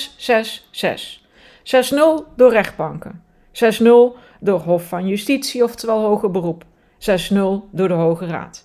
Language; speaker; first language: Dutch; native; Dutch